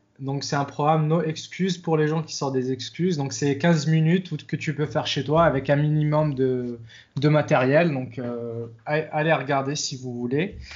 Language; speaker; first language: French; non-native, local second language; Arabic